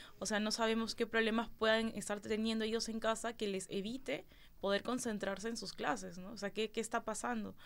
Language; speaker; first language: Spanish; native; Spanish